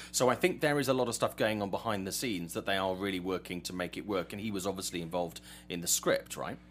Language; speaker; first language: English; native; English